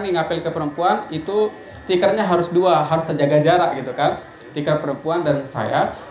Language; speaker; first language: Indonesian; native; Indonesian